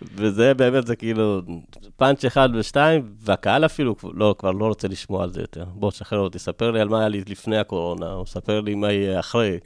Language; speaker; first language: Hebrew; early bilingual, other home language; Amharic